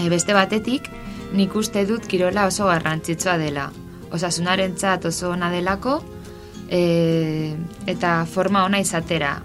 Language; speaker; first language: Basque; non-native, learner; Spanish